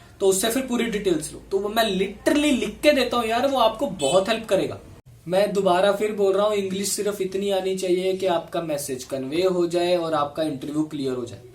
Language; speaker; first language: Hindi; non-native, local second language; Punjabi